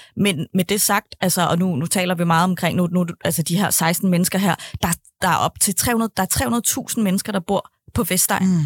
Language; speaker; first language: Danish; native; Danish